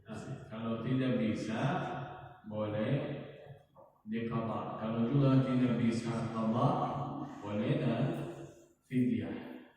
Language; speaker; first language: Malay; non-native, learner; Arabic